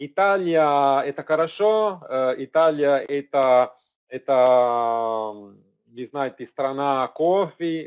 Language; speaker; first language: Russian; non-native, learner; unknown